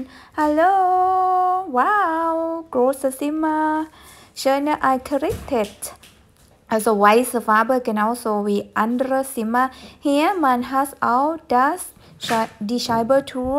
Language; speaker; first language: German; non-native, fluent; Thai